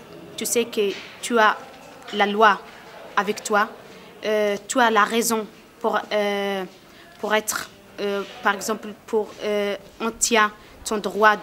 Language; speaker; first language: French; non-native, learner; Arabic